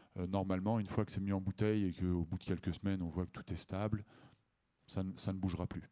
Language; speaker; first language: French; native; French